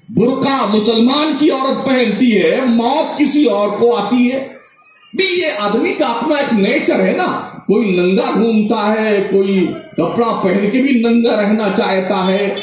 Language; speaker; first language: Urdu; native; Urdu